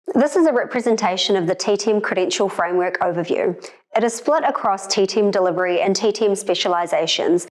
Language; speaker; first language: English; native; English